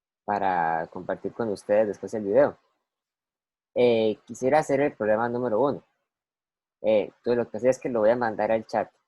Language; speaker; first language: Spanish; native; Spanish